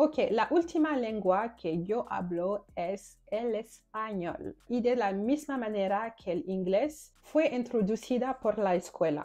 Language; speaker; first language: Spanish; non-native, fluent; French